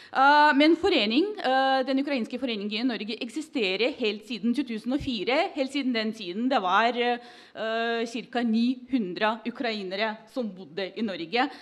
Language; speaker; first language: Norwegian; non-native, fluent; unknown